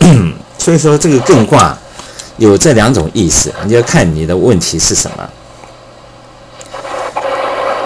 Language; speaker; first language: Chinese; native; Chinese